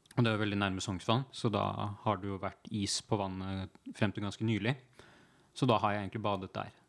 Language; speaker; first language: Norwegian; native; Norwegian